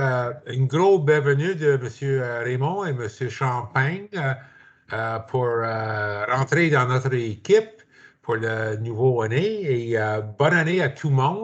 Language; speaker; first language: French; non-native, learner; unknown